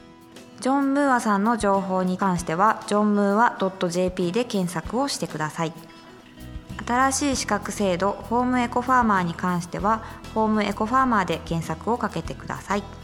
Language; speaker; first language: Japanese; native; Japanese